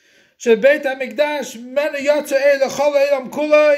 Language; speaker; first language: Hebrew; non-native, fluent; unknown